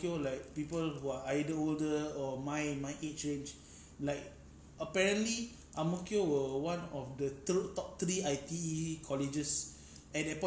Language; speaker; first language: English; native; English